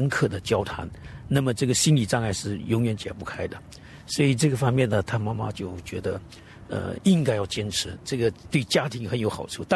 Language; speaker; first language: Chinese; native; Chinese